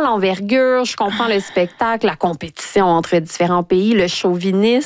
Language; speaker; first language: French; native; French